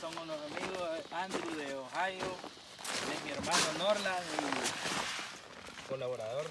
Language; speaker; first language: Spanish; native; Spanish